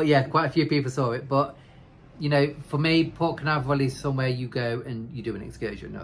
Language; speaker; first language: English; native; English